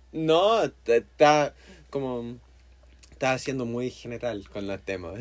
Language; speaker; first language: Spanish; non-native, learner; English